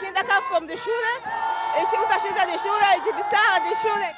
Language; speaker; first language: German; non-native, learner; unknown